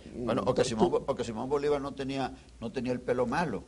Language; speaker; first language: Spanish; native; Spanish